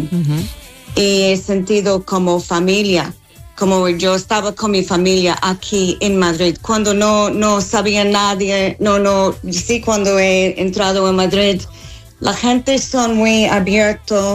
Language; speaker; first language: Spanish; non-native, fluent; English